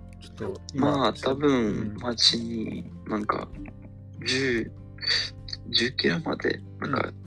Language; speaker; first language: Japanese; non-native, learner; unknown